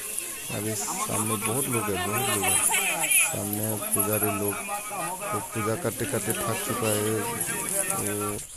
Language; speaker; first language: Hindi; non-native, local second language; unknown